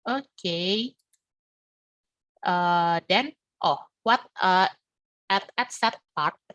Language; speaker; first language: English; non-native, learner; Indonesian